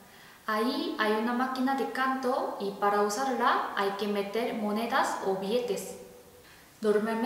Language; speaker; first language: Spanish; non-native, fluent; Korean